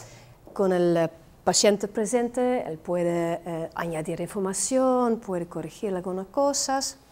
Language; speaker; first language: Spanish; non-native, fluent; Dutch